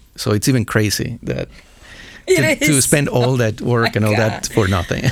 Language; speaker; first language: English; non-native, fluent; Spanish